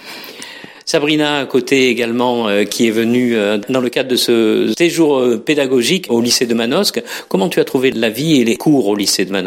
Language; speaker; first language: French; native; French